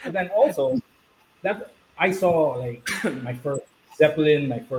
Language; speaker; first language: English; non-native, local second language; Filipino